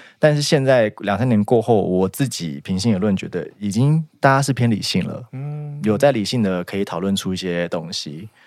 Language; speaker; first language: Chinese; native; Chinese